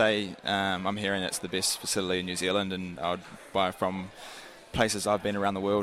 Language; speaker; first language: English; native; English